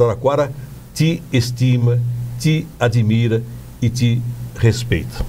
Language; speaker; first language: Portuguese; native; Portuguese